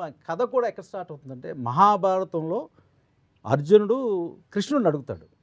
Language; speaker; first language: Telugu; native; Telugu